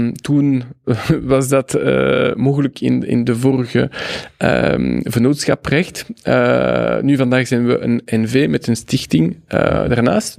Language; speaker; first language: Dutch; non-native, local second language; French